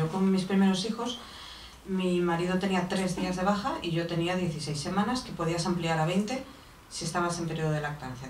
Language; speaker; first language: Spanish; native; Spanish